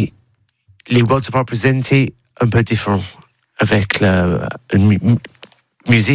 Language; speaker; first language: French; non-native, learner; English